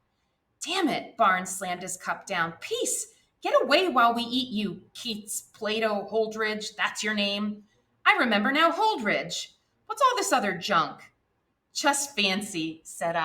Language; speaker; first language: English; native; English